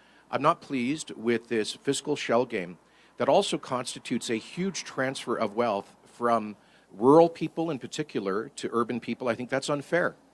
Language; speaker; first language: English; native; English